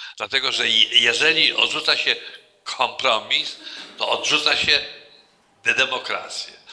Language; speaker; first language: Polish; native; Polish